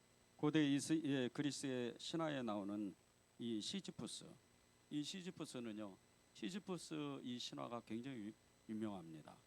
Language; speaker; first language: Korean; native; Korean